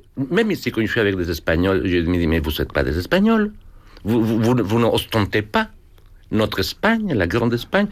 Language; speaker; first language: French; non-native, fluent; Spanish